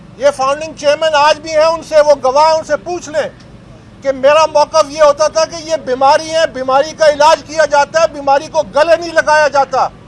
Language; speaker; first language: Urdu; non-native, local second language; Pashto